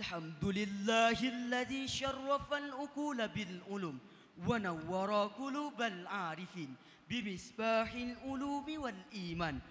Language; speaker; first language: Arabic; non-native, fluent; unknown